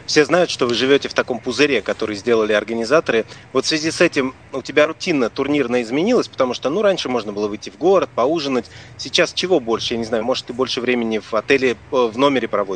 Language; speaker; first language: Russian; native; Russian